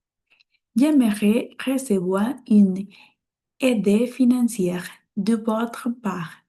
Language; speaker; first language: French; non-native, learner; Spanish